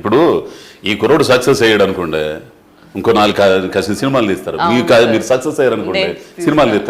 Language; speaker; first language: Telugu; native; Telugu